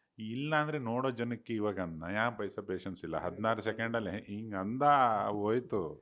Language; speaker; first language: Kannada; native; Kannada